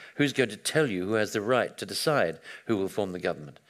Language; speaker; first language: English; native; English